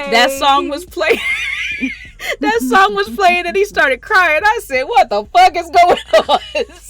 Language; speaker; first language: English; native; English